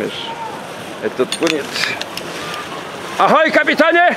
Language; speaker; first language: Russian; non-native, learner; Polish